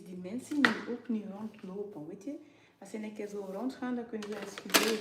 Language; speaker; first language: Dutch; non-native, fluent; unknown